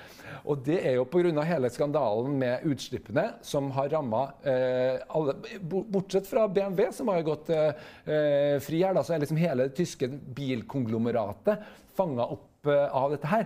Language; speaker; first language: Norwegian; native; Norwegian